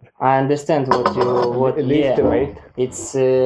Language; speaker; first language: English; non-native, learner; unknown